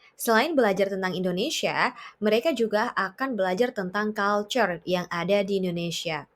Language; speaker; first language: Indonesian; native; Indonesian